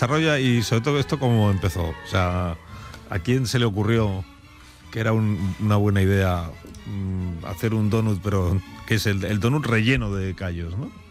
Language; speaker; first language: Spanish; native; Spanish